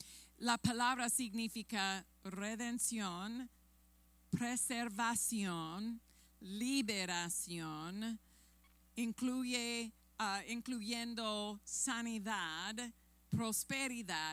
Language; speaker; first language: Spanish; non-native, fluent; English